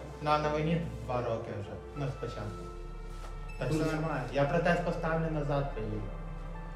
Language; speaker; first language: Russian; non-native, local second language; Ukrainian